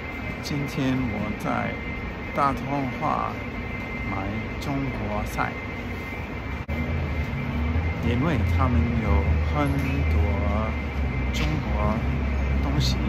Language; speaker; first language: Chinese; non-native, learner; English